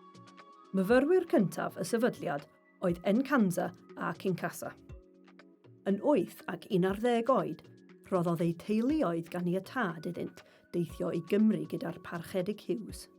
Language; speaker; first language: Welsh; native; Welsh